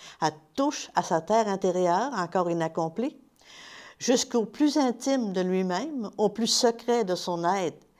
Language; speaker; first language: French; native; French